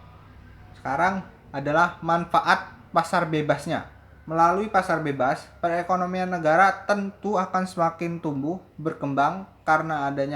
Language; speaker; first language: Indonesian; native; Indonesian